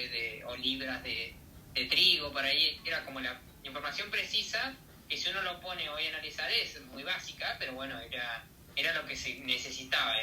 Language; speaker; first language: Spanish; native; Spanish